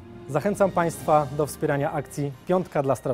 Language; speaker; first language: Polish; native; Polish